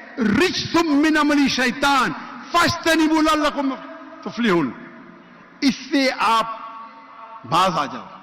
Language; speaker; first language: Urdu; non-native, local second language; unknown